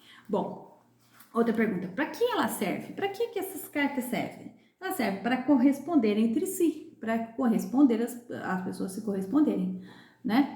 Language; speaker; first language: Portuguese; native; Portuguese